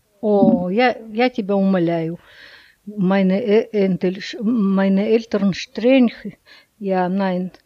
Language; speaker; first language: German; non-native, learner; Russian